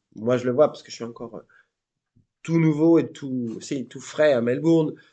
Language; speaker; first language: French; native; French